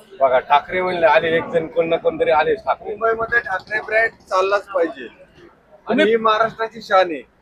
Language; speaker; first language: Marathi; native; Marathi